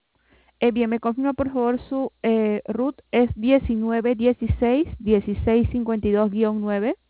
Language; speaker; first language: Spanish; native; Spanish